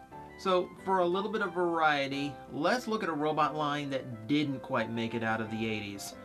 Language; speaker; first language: English; native; English